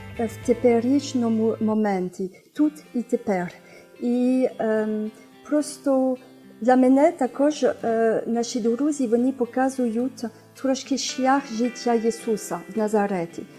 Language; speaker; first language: Ukrainian; non-native, fluent; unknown